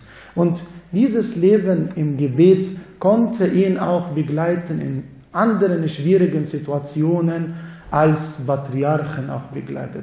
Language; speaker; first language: German; non-native, fluent; Arabic